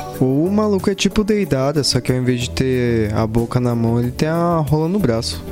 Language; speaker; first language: Portuguese; native; Portuguese